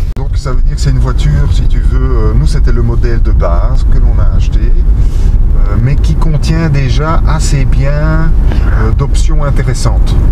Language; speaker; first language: French; native; French